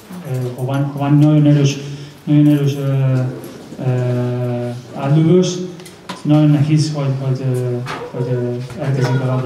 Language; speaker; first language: Hungarian; non-native, learner; Spanish